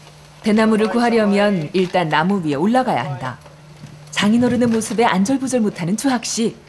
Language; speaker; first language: Korean; native; Korean